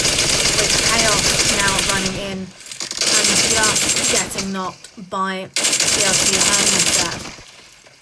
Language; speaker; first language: English; native; English